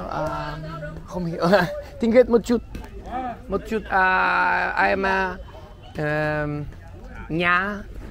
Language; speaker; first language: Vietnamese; non-native, learner; Polish